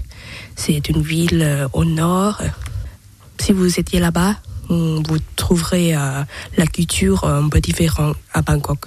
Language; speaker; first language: French; non-native, learner; Thai